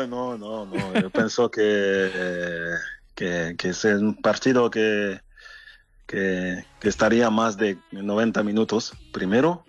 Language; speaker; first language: Spanish; non-native, fluent; French